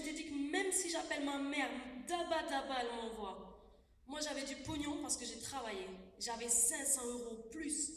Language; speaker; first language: French; non-native, local second language; Wolof